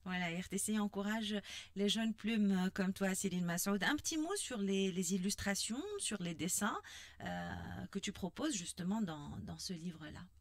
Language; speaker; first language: French; non-native, local second language; Arabic